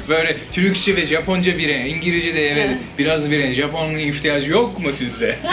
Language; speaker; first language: Turkish; non-native, fluent; Japanese